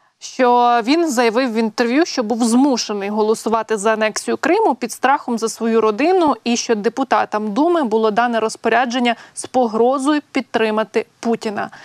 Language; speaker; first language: Ukrainian; native; Ukrainian